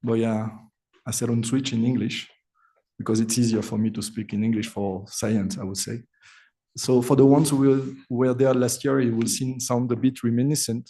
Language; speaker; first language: English; non-native, fluent; French